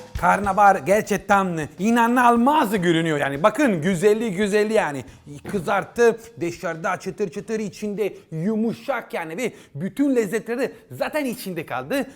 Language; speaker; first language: Turkish; non-native, fluent; Italian